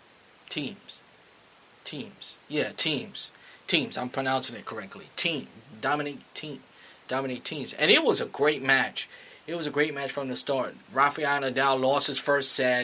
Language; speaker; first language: English; native; English